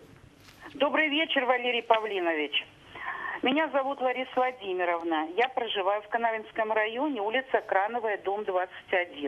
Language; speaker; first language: Russian; native; Russian